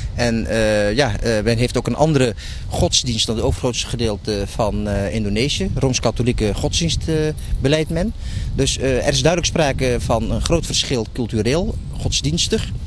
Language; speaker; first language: Dutch; early bilingual, other home language; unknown